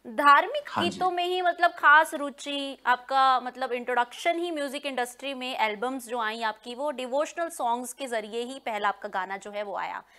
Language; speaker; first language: Hindi; native; Hindi